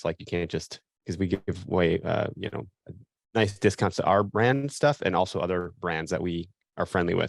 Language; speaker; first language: English; native; English